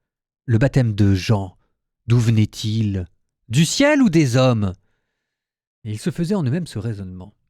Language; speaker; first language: French; native; French